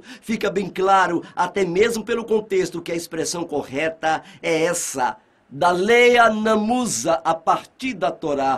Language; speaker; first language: Portuguese; native; Portuguese